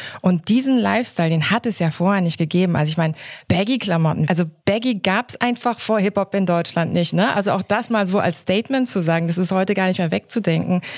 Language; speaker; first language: German; early bilingual, other home language; Korean